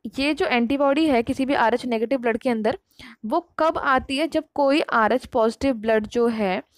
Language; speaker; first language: Hindi; native; Hindi